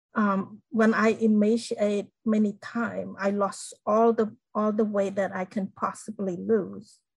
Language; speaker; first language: English; non-native, fluent; Khmer